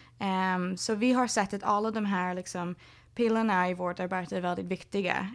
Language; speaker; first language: Swedish; non-native, fluent; English